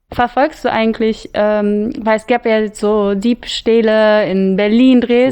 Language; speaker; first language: German; native; German